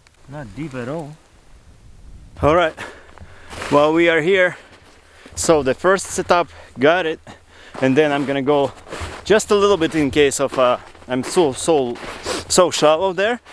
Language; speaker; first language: English; non-native, learner; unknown